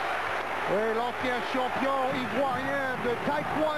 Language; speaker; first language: French; native; French